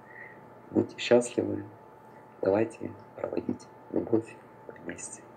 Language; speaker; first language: Russian; native; Russian